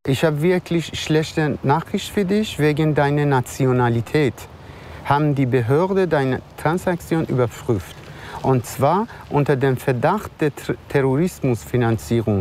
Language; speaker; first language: German; non-native, learner; Persian